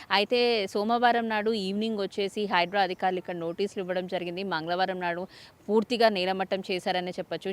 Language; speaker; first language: Telugu; native; Telugu